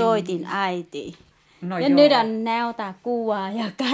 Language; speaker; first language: Finnish; non-native, learner; Thai